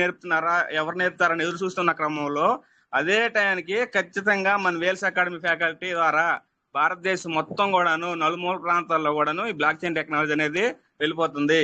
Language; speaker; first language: Telugu; native; Telugu